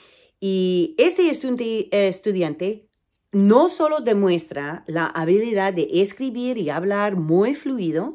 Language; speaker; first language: Spanish; non-native, fluent; English